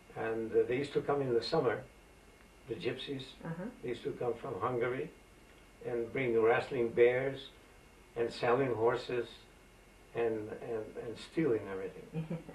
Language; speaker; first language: English; non-native, fluent; Greek